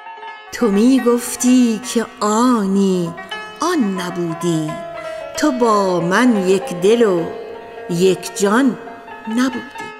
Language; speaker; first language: Persian; native; Persian